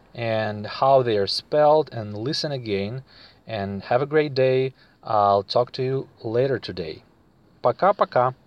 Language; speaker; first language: English; non-native, fluent; Russian